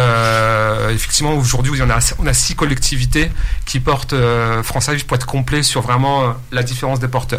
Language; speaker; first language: French; native; French